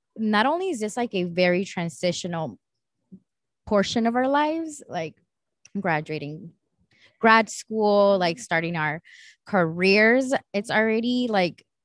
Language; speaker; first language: English; early bilingual, other home language; Spanish